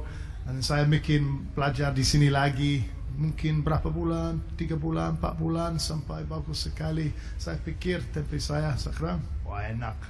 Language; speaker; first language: Indonesian; non-native, fluent; English